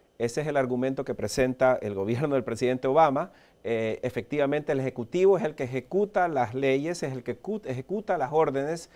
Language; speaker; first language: Spanish; early bilingual, heritage; Spanish